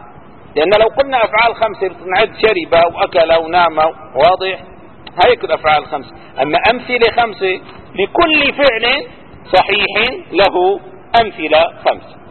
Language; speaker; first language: Arabic; native; Arabic